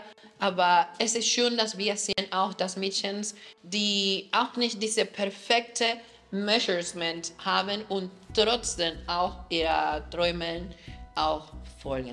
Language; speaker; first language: German; non-native, fluent; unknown